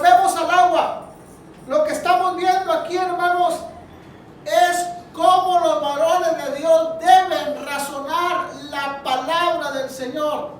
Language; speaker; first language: Spanish; native; Spanish